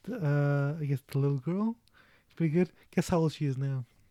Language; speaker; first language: English; early bilingual, other home language; Spanish